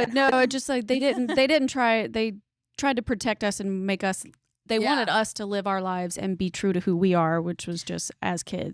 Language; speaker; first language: English; native; English